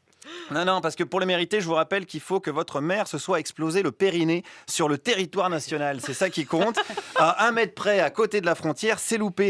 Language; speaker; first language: French; native; French